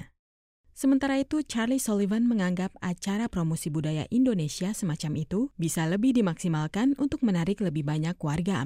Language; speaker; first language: Indonesian; native; Indonesian